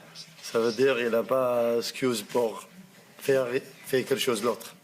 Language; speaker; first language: French; non-native, learner; Arabic